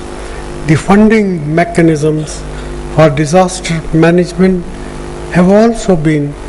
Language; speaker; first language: English; non-native, local second language; Punjabi